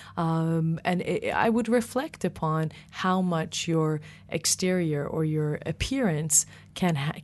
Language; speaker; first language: English; early bilingual, other home language; Persian